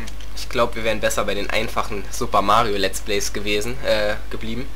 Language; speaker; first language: German; native; German